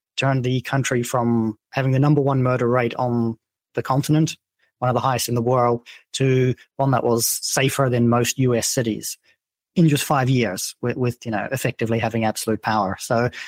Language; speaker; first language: English; non-native, fluent; Dutch